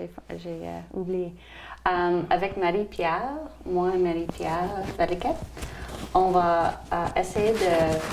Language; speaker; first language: French; non-native, local second language; English